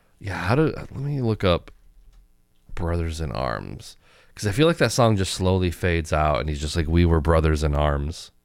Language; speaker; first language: English; native; English